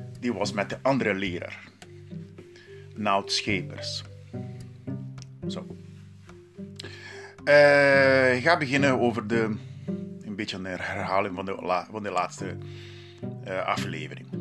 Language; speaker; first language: Dutch; non-native, learner; Portuguese